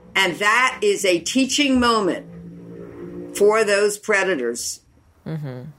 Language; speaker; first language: English; native; English